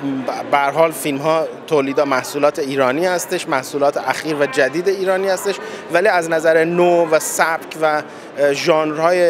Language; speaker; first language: Persian; native; Persian